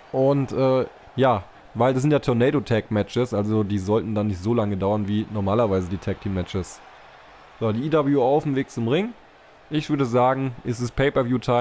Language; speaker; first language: German; native; German